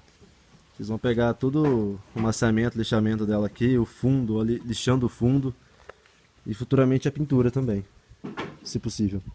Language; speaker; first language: Portuguese; native; Portuguese